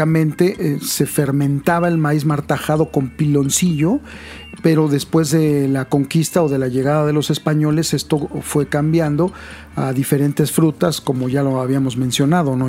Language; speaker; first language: Spanish; native; Spanish